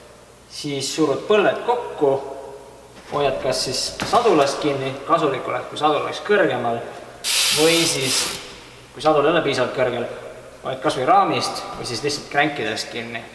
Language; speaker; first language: Estonian; native; Estonian